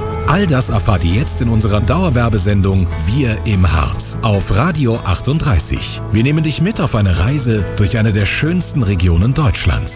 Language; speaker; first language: German; native; German